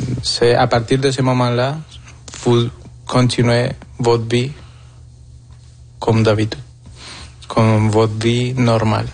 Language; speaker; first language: French; non-native, fluent; Spanish